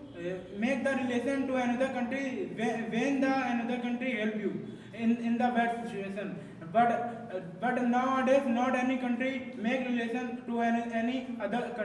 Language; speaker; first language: English; non-native, learner; Hindi